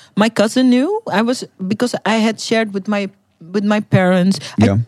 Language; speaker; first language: English; non-native, fluent; Dutch